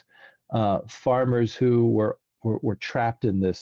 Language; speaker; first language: English; native; English